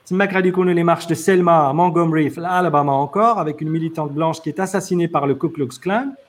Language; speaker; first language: French; non-native, local second language; Arabic